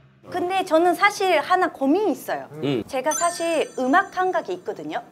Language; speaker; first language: Korean; non-native, fluent; Japanese